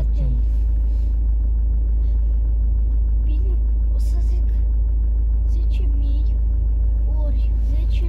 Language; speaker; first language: Romanian; early bilingual, heritage; Romanian